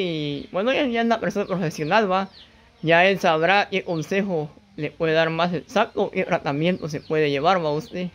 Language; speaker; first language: Spanish; native; Spanish